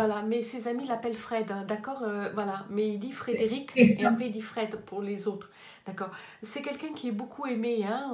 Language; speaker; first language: French; native; French